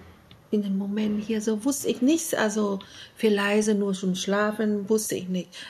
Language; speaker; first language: German; non-native, learner; Vietnamese